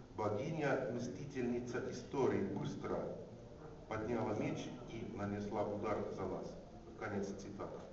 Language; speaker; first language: Russian; non-native, fluent; Finnish